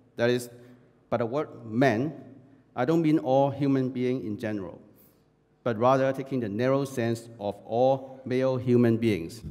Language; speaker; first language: English; non-native, local second language; Chinese